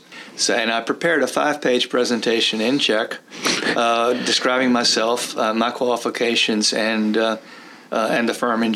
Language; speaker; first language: English; early bilingual, other home language; Czech